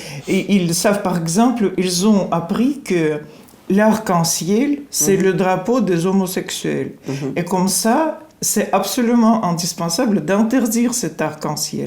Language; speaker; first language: French; non-native, fluent; Russian